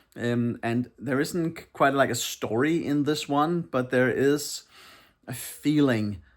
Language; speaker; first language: English; non-native, fluent; Danish